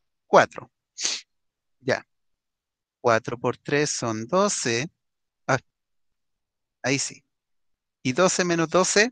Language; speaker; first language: Spanish; native; Spanish